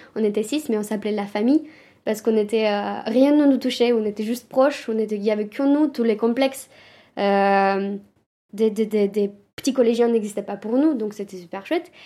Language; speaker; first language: French; early bilingual, other home language; Romanian